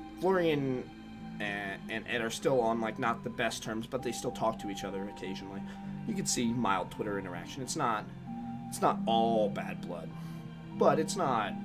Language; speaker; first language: English; native; English